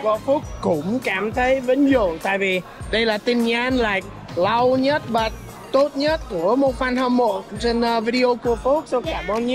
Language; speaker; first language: Vietnamese; non-native, fluent; English